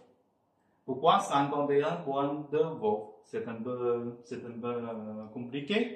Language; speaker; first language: French; non-native, fluent; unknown